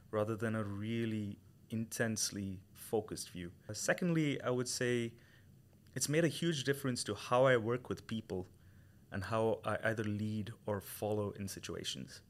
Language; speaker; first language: English; non-native, local second language; Tamil